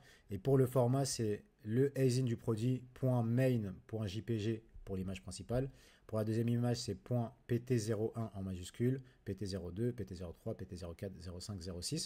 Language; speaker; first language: French; native; French